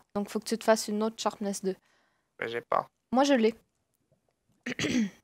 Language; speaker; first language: French; native; French